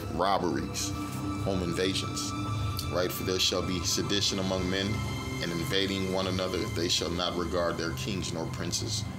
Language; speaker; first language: English; native; English